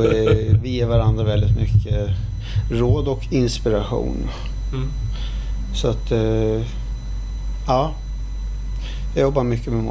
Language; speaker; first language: Swedish; early bilingual, other home language; Arabic